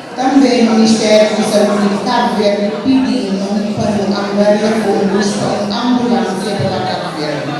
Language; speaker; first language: Portuguese; early bilingual, heritage; Portuguese